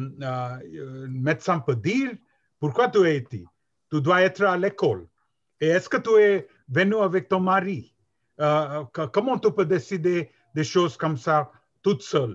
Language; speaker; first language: French; non-native, learner; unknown